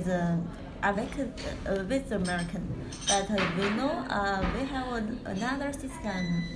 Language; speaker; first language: English; non-native, learner; Chinese